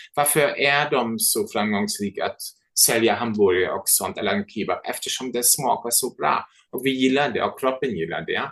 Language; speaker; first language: Swedish; non-native, fluent; German